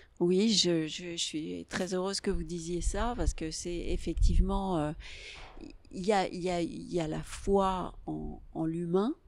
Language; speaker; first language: French; native; French